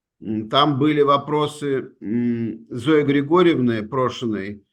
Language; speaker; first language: Russian; native; Russian